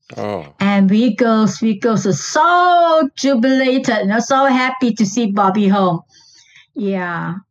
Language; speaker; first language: English; non-native, local second language; Chinese